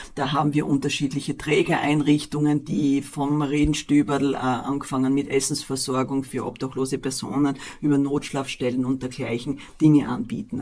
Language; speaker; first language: German; native; German